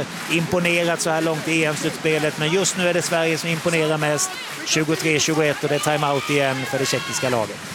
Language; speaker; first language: Swedish; native; Swedish